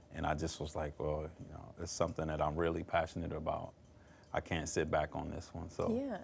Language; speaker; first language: English; native; English